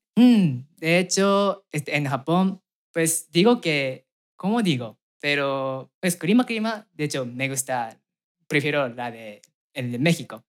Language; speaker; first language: Spanish; non-native, fluent; Japanese